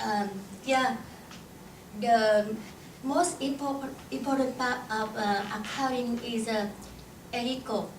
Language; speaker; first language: English; non-native, learner; Vietnamese